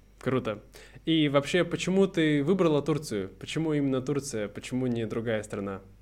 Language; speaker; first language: Russian; native; Russian